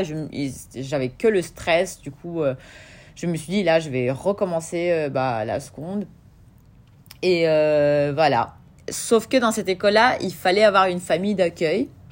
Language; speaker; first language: French; non-native, fluent; Russian